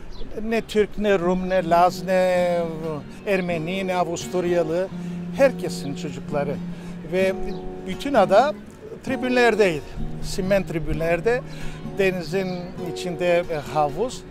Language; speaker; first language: Turkish; non-native, local second language; Greek